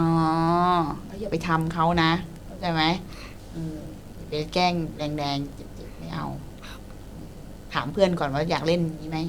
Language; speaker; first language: Thai; native; Thai